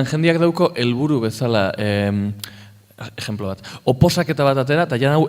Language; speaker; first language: Basque; native; Basque